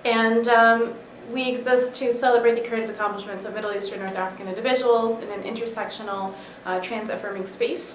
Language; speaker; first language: English; native; English